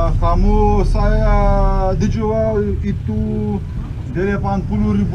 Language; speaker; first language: Indonesian; non-native, learner; English